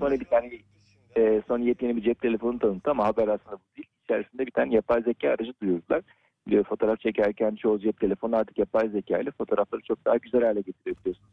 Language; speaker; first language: Turkish; native; Turkish